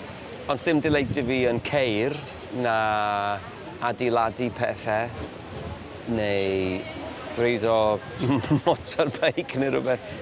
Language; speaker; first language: Welsh; native; Welsh